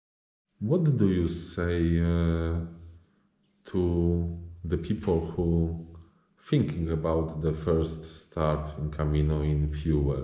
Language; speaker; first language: English; non-native, learner; Polish